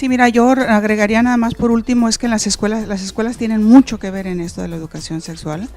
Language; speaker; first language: Spanish; native; Spanish